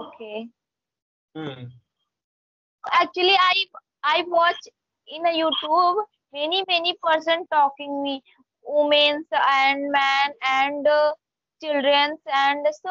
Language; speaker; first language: English; non-native, learner; Hindi